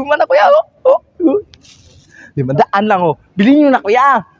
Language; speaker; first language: Filipino; non-native, local second language; Cebuano